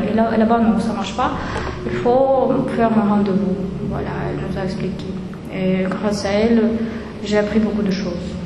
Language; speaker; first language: French; non-native, fluent; Russian